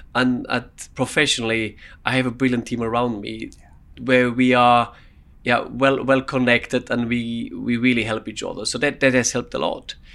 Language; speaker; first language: English; non-native, fluent; German